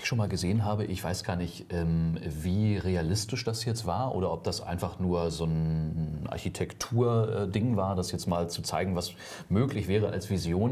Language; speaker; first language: German; native; German